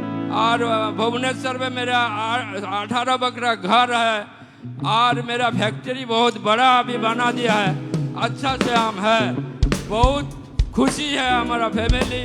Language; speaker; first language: Hindi; non-native, local second language; Odia